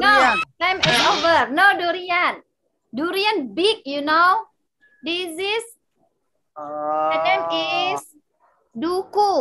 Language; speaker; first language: English; non-native, learner; Indonesian